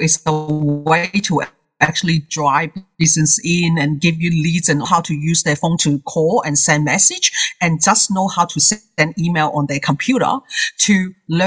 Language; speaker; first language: English; non-native, local second language; Cantonese